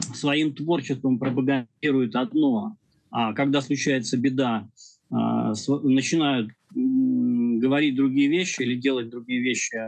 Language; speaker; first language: Russian; native; Russian